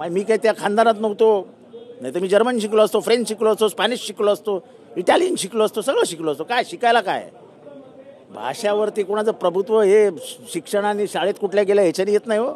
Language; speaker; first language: Marathi; native; Marathi